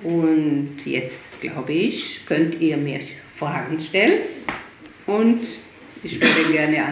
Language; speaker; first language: German; early bilingual, heritage; German